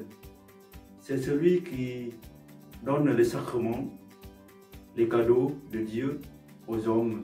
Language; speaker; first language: French; non-native, fluent; Vietnamese